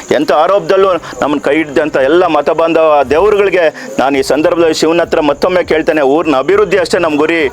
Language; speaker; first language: Kannada; native; Kannada